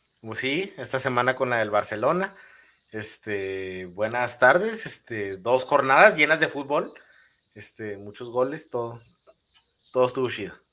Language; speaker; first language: Spanish; native; Spanish